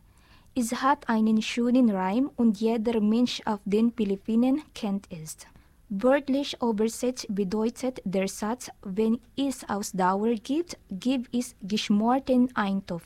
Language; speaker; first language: German; non-native, learner; Filipino